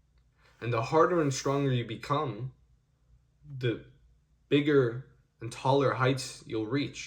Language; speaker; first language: English; native; English